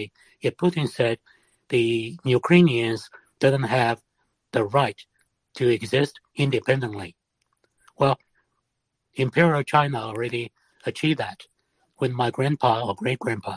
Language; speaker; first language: English; non-native, fluent; Wu Chinese